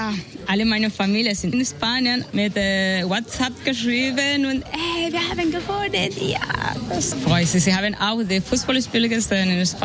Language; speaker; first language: German; non-native, learner; Spanish